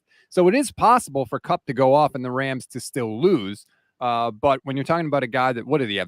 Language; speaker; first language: English; native; English